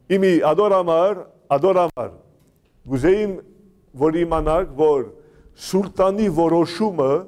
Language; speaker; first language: Armenian; native; Armenian